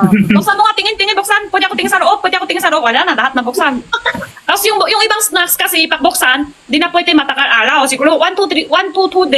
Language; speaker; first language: Filipino; non-native, learner; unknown